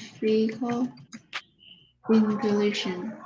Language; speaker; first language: English; non-native, learner; Vietnamese